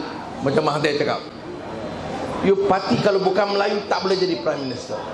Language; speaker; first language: Malay; native; Malay